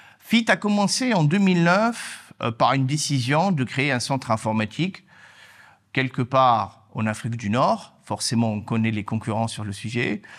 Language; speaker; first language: French; non-native, local second language; Arabic